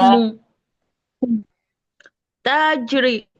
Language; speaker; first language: Arabic; non-native, learner; English